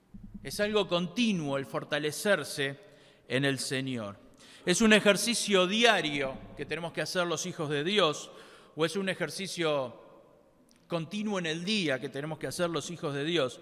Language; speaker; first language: Spanish; native; Spanish